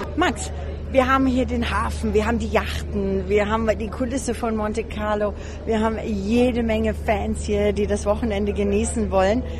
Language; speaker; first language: German; native; German